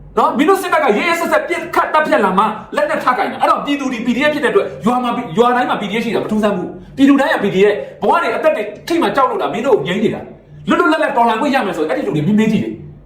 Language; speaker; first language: Burmese; native; Burmese